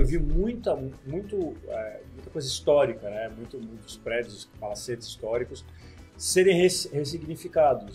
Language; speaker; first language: Portuguese; native; Portuguese